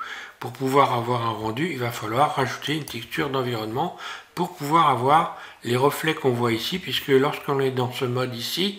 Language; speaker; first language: French; native; French